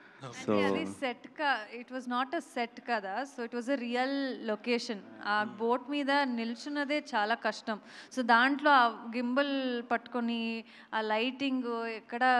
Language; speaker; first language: Telugu; non-native, local second language; Kannada